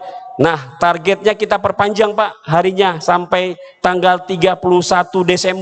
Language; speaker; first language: Indonesian; native; Indonesian